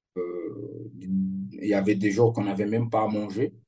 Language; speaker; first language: French; non-native, fluent; Portuguese